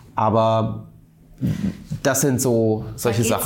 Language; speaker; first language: German; native; German